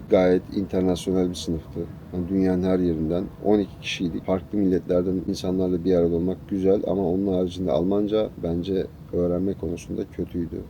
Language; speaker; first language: Turkish; native; Turkish